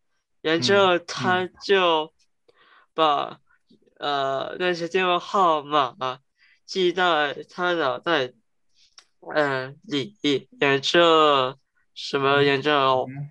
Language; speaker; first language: Chinese; early bilingual, heritage; Cantonese